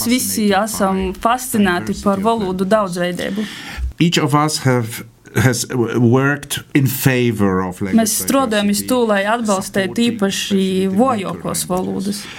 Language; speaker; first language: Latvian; non-native, fluent; German